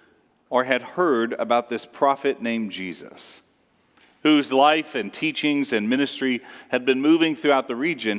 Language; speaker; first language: English; native; English